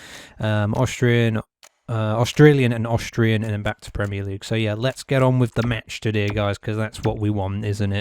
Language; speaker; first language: English; native; English